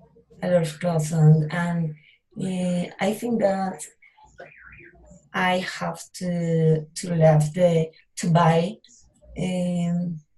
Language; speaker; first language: English; non-native, learner; Spanish